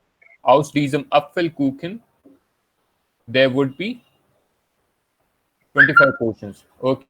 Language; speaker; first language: German; non-native, fluent; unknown